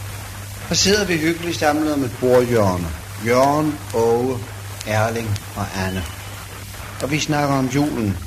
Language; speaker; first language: Danish; native; Danish